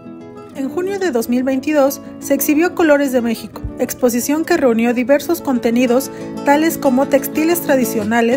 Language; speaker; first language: Spanish; native; Spanish